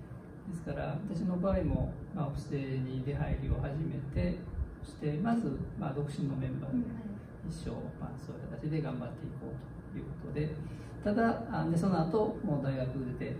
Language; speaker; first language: Japanese; native; Japanese